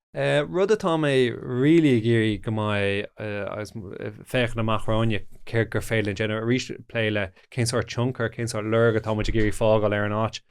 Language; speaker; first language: Irish; non-native, local second language; English